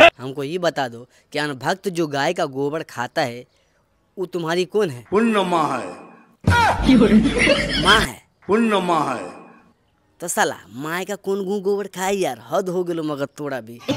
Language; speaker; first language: Hindi; native; Hindi